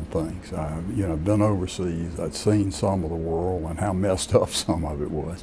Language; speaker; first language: English; native; English